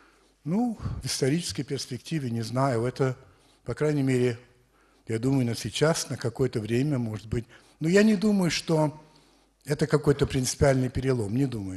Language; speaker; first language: Russian; early bilingual, heritage; French